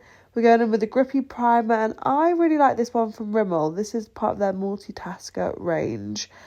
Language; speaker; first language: English; native; English